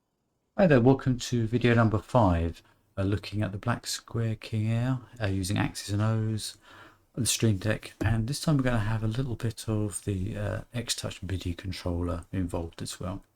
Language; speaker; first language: English; native; English